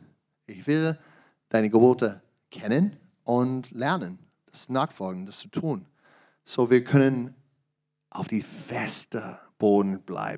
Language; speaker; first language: German; non-native, learner; English